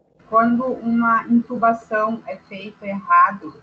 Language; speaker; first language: Spanish; non-native, learner; Portuguese